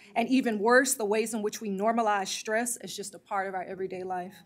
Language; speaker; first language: English; native; English